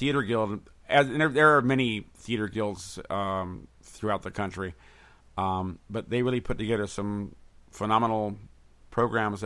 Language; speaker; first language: English; native; English